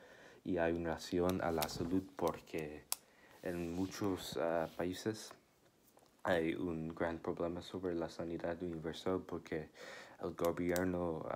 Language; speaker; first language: Spanish; non-native, learner; English